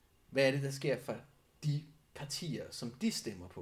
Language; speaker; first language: Danish; native; Danish